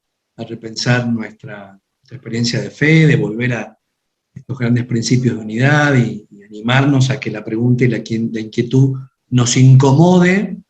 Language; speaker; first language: Spanish; native; Spanish